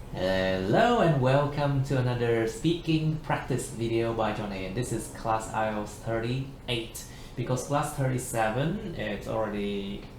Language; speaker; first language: English; non-native, fluent; Vietnamese